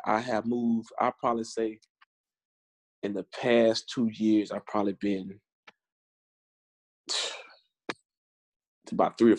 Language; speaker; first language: English; native; English